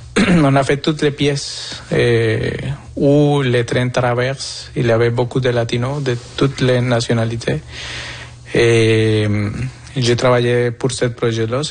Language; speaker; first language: French; non-native, fluent; Spanish